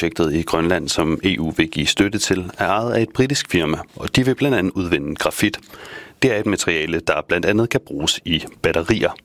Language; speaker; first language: Danish; native; Danish